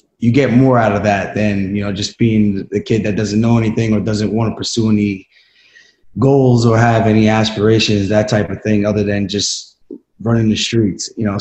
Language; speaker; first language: English; native; English